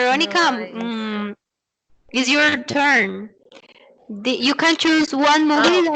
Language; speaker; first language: English; non-native, fluent; Spanish